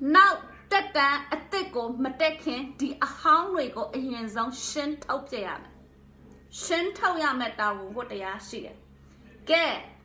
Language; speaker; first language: Burmese; non-native, local second language; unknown